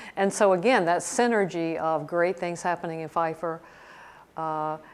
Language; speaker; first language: English; native; English